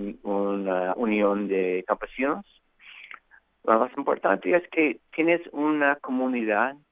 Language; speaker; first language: Spanish; non-native, fluent; English